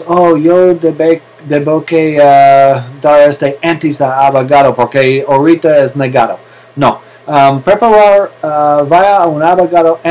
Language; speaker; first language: Spanish; non-native, learner; English